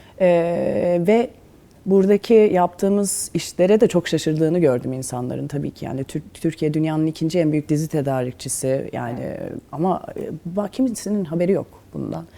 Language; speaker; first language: Turkish; native; Turkish